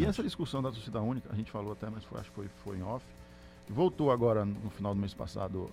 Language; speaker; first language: Portuguese; native; Portuguese